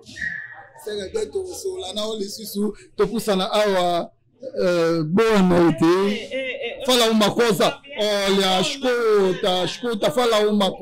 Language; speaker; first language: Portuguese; non-native, learner; Lingala